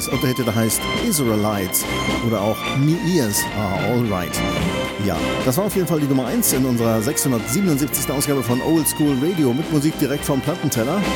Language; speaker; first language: German; native; German